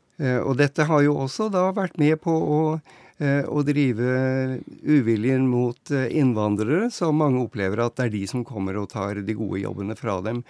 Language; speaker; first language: Norwegian; native; Norwegian